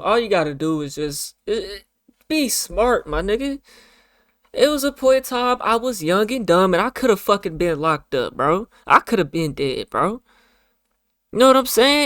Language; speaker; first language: English; native; English